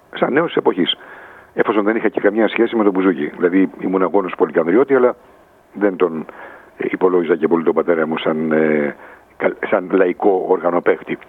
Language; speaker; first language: Greek; native; Greek